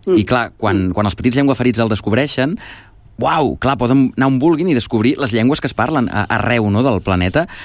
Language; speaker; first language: Catalan; native; Catalan